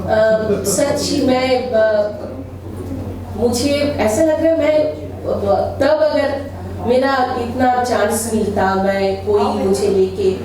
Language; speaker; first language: Hindi; non-native, local second language; Bangla